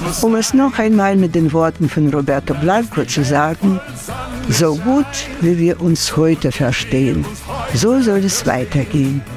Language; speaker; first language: German; non-native, fluent; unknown